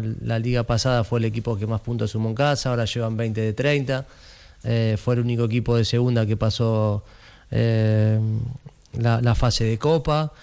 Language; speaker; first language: Spanish; native; Spanish